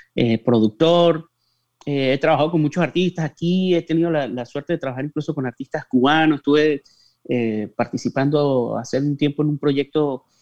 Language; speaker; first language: Spanish; native; Spanish